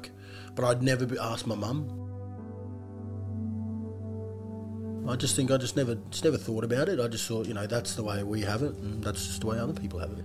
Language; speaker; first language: English; native; English